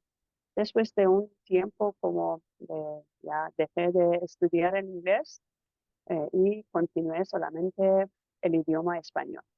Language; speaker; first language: Spanish; non-native, fluent; Persian